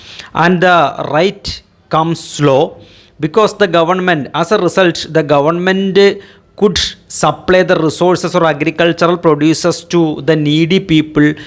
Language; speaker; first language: English; non-native, local second language; Malayalam